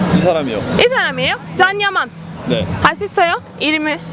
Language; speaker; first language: Korean; non-native, learner; Turkish